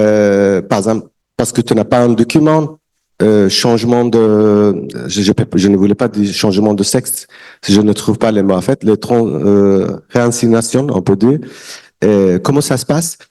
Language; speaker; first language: French; non-native, learner; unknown